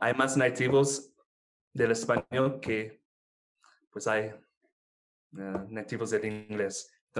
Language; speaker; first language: Spanish; non-native, fluent; English